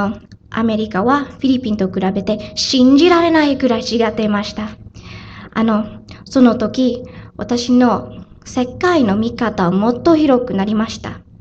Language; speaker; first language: Japanese; non-native, learner; Filipino